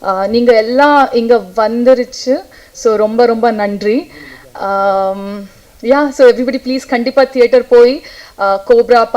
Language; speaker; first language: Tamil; non-native, learner; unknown